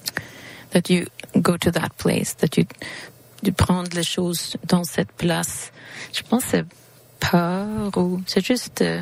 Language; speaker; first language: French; non-native, learner; Swedish